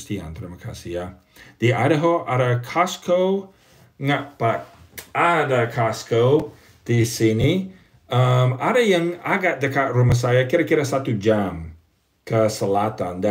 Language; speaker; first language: Indonesian; non-native, fluent; English